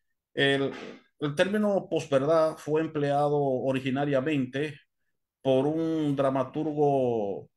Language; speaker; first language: Spanish; native; Spanish